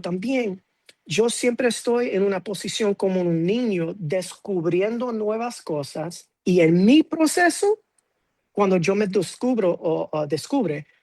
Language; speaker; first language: Spanish; non-native, fluent; English